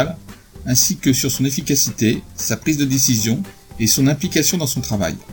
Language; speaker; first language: French; native; French